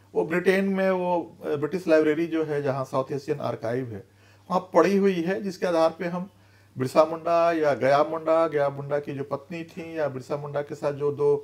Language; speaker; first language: Hindi; native; Hindi